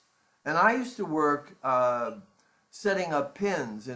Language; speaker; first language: English; native; English